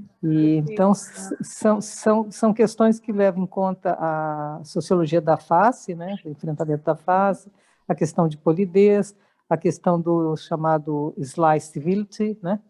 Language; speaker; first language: Portuguese; native; Portuguese